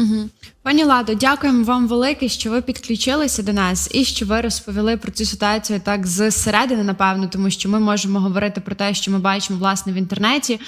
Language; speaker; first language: Ukrainian; native; Ukrainian